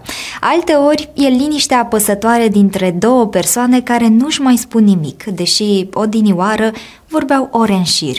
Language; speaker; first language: Romanian; native; Romanian